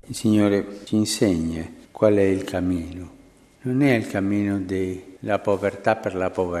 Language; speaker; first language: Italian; non-native, fluent; Spanish